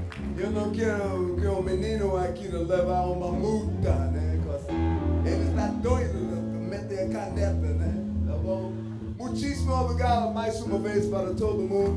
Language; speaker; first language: Portuguese; non-native, fluent; English